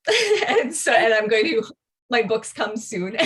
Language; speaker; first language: English; native; English